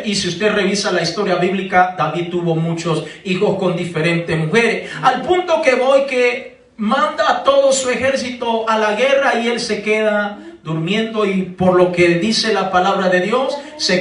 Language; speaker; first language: Spanish; native; Spanish